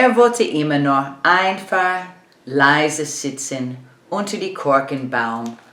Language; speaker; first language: German; non-native, learner; English